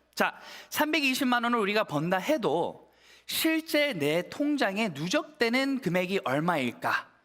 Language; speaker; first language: Korean; early bilingual, heritage; Korean